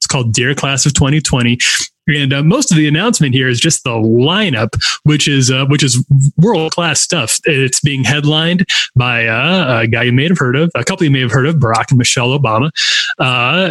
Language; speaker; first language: English; native; English